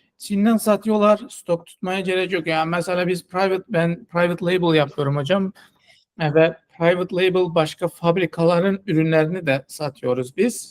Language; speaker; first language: Turkish; non-native, fluent; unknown